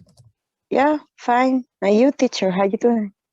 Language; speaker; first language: English; non-native, learner; Spanish